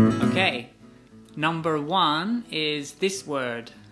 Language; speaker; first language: English; native; English